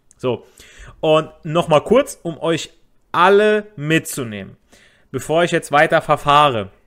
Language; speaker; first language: German; native; German